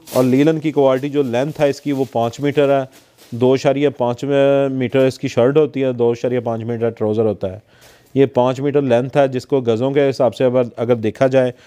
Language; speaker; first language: Urdu; non-native, local second language; Punjabi